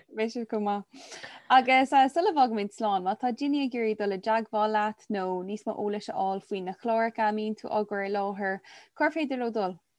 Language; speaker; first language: Irish; non-native, local second language; English